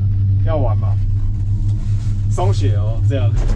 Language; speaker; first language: Chinese; native; Chinese